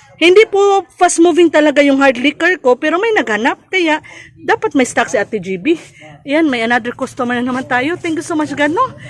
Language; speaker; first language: Filipino; non-native, local second language; Cebuano